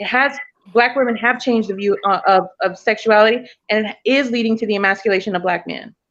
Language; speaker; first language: English; native; English